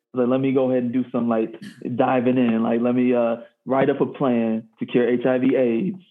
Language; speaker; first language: English; native; English